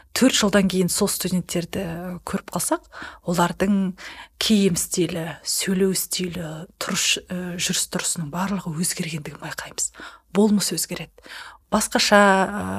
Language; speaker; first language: Kazakh; native; Kazakh